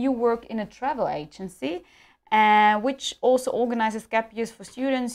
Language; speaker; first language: English; non-native, fluent; German